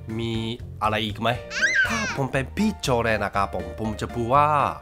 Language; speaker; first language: Thai; non-native, learner; Japanese